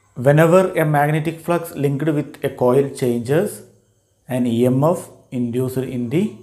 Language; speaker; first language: English; non-native, local second language; Malayalam